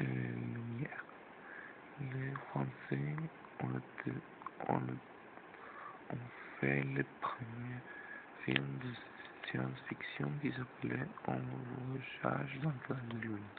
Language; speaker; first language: French; non-native, learner; Spanish